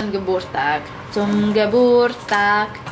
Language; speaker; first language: German; non-native, learner; Indonesian